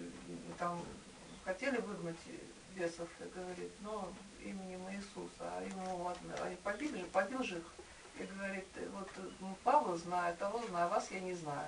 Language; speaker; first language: Russian; native; Russian